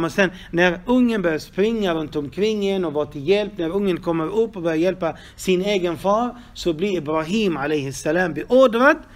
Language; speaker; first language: Swedish; non-native, fluent; Arabic